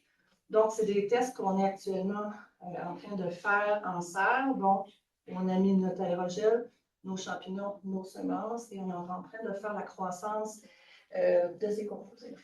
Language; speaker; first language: French; native; French